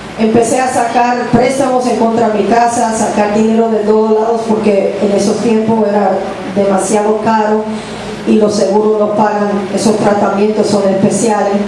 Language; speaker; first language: Spanish; early bilingual, heritage; English